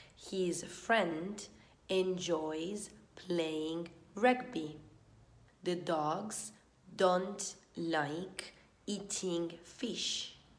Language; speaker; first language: English; non-native, fluent; Italian